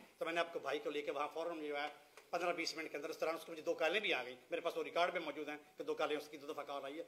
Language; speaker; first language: Urdu; non-native, local second language; Punjabi